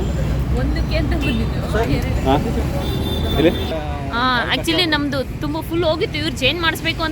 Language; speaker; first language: Kannada; native; Kannada